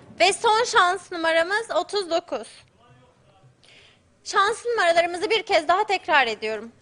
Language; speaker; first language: Turkish; native; Turkish